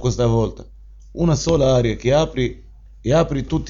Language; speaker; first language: Italian; non-native, learner; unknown